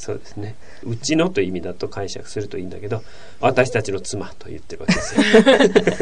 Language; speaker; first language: Japanese; native; Japanese